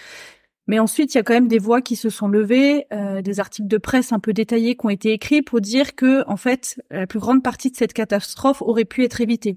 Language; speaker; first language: French; native; French